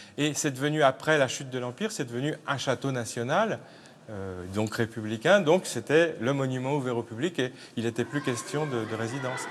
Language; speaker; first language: French; native; French